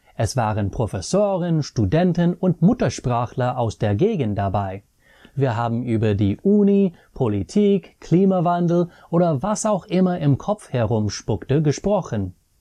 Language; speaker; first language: German; non-native, fluent; English